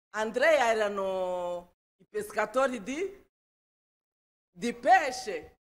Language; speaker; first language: Italian; non-native, fluent; Kinyarwanda